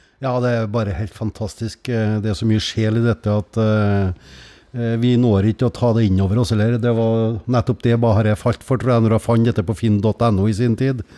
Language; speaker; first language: Norwegian; native; Norwegian